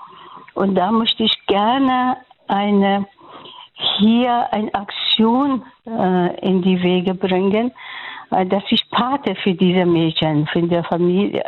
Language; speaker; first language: German; non-native, learner; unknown